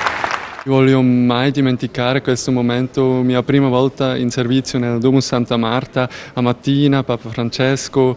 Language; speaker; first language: Italian; non-native, learner; German